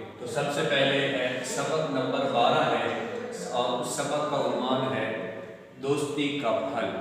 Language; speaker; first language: Urdu; non-native, local second language; Punjabi